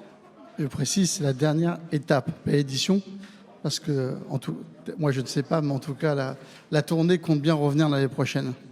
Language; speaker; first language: French; native; French